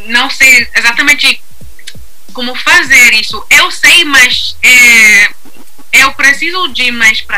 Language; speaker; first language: Portuguese; non-native, learner; English